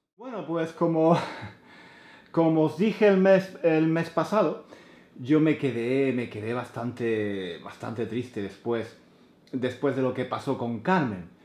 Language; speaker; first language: Spanish; native; Spanish